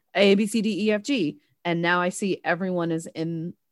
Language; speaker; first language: English; native; English